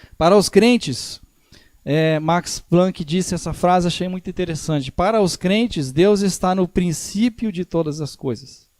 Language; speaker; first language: Portuguese; native; Portuguese